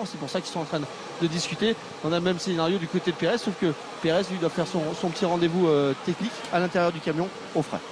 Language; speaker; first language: French; native; French